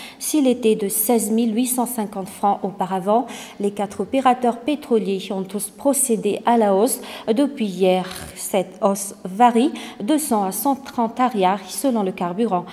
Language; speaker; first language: French; non-native, local second language; Malagasy